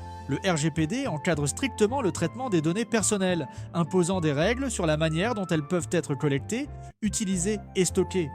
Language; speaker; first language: French; native; French